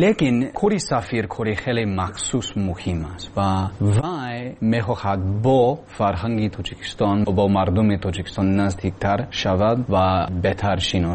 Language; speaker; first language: Tajik; non-native, learner; English